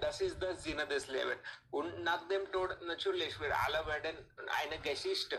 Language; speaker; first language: German; non-native, learner; Hindi